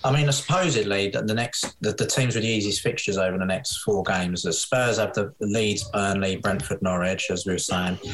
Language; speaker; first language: English; native; English